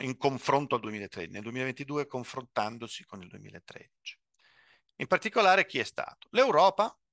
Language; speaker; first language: Italian; native; Italian